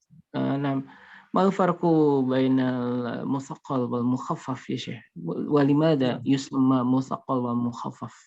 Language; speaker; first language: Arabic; non-native, fluent; Indonesian